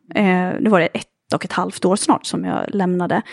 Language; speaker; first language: Swedish; native; Swedish